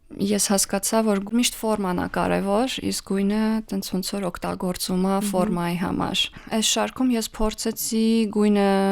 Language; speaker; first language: Armenian; early bilingual, heritage; Armenian